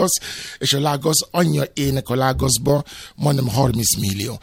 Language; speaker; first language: Hungarian; non-native, fluent; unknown